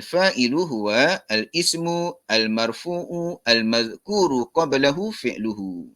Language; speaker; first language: Arabic; non-native, fluent; Malay